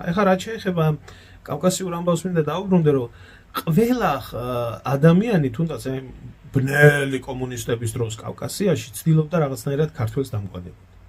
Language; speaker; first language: Georgian; native; Georgian